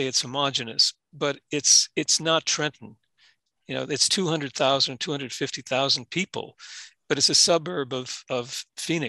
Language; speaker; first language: English; native; English